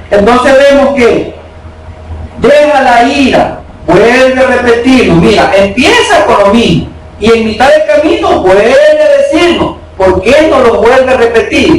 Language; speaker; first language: Spanish; native; Spanish